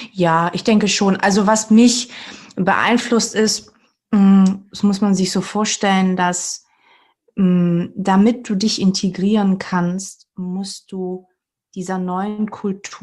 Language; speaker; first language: German; early bilingual, other home language; Portuguese